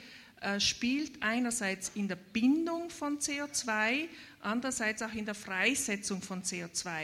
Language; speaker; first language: German; native; German